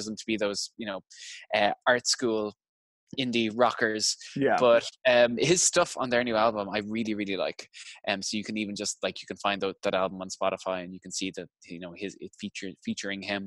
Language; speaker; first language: English; native; English